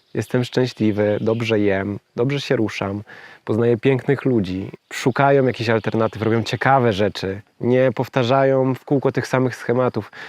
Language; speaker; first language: Polish; native; Polish